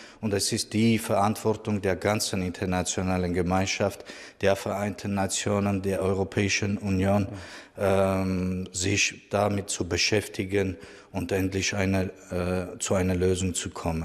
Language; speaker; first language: German; non-native, fluent; Armenian